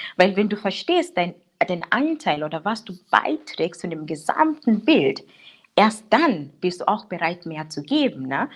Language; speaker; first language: German; non-native, fluent; English